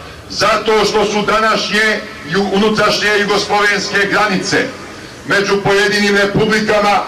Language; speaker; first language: Bosnian; native; Bosnian